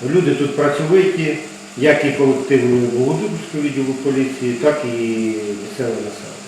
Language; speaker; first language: Ukrainian; native; Ukrainian